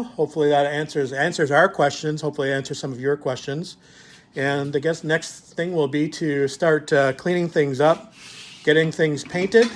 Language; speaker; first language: English; native; English